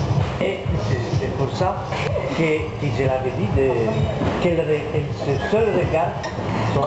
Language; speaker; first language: French; non-native, learner; Romanian